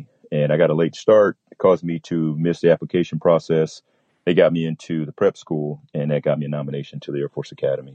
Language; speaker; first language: English; native; English